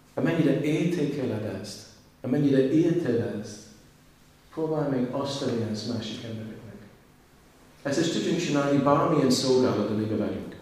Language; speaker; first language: Hungarian; non-native, learner; English